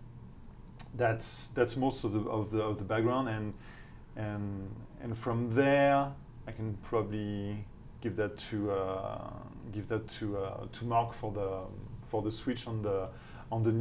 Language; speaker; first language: English; non-native, fluent; French